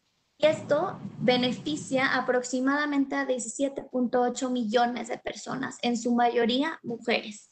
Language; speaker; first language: Spanish; native; Spanish